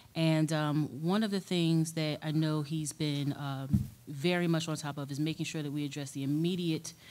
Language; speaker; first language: English; native; English